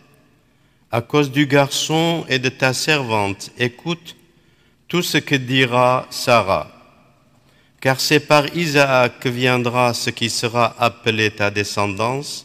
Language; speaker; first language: French; non-native, local second language; Arabic